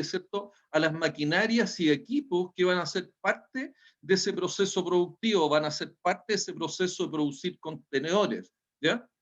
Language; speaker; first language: Spanish; native; Spanish